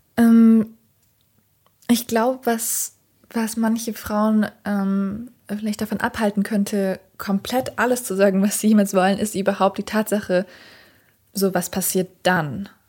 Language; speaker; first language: German; early bilingual, other home language; Kurdish